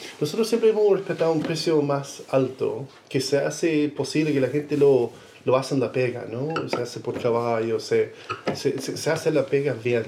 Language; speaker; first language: Spanish; non-native, fluent; English